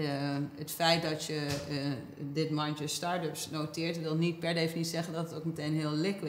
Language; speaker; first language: Dutch; native; Dutch